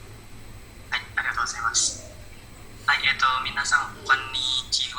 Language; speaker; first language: Japanese; non-native, learner; Indonesian